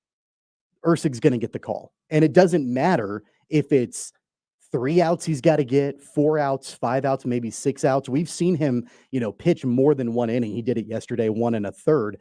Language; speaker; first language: English; native; English